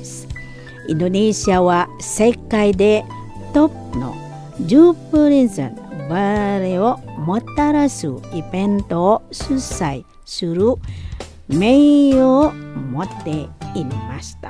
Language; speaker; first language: Japanese; non-native, learner; Indonesian